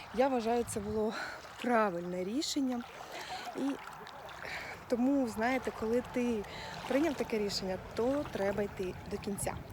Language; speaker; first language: Ukrainian; native; Ukrainian